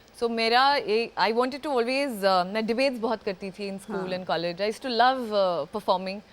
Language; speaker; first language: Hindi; non-native, local second language; Gujarati